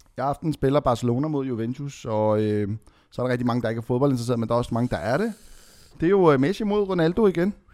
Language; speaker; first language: Danish; early bilingual, other home language; Arabic